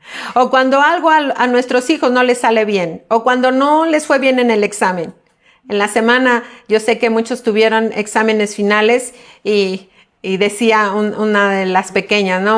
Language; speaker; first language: Spanish; native; Spanish